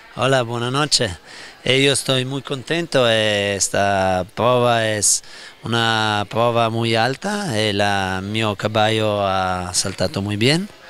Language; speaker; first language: Spanish; non-native, learner; Italian